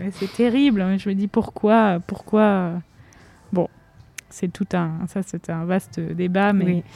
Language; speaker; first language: French; native; French